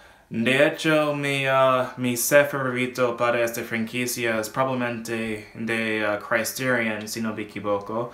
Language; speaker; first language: Spanish; non-native, learner; English